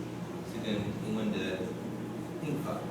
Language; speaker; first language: Chinese; non-native, fluent; English